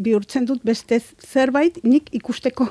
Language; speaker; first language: Basque; non-native, local second language; Spanish